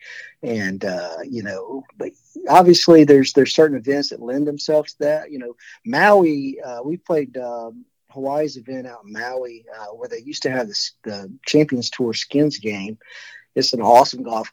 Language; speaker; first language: English; native; English